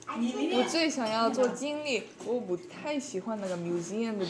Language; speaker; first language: Chinese; non-native, learner; English